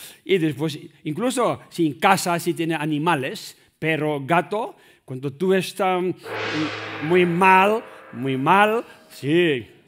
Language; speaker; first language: Spanish; non-native, learner; Tibetan